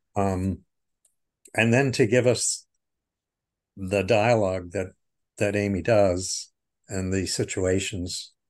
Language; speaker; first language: English; native; English